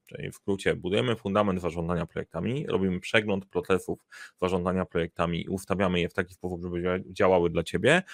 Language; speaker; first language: Polish; native; Polish